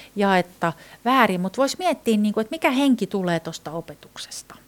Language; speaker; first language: Finnish; non-native, fluent; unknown